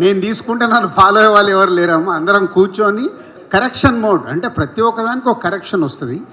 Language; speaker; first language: Telugu; native; Telugu